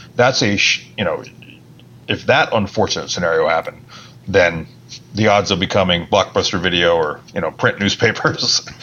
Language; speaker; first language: English; native; English